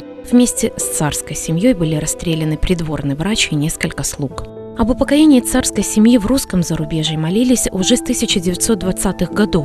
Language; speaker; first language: Russian; native; Russian